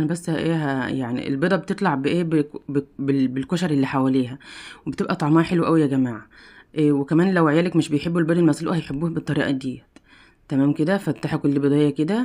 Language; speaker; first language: Arabic; native; Arabic